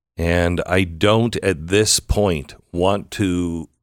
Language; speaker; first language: English; early bilingual, other home language; German